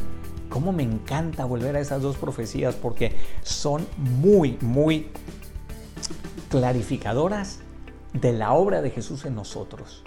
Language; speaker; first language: Spanish; native; Spanish